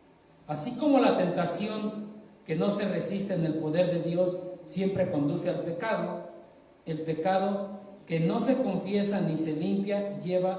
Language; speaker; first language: Spanish; native; Spanish